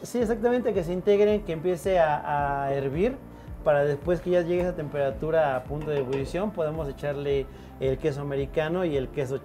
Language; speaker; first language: Spanish; native; Spanish